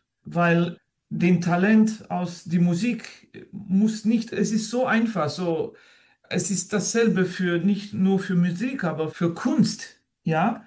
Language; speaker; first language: German; non-native, fluent; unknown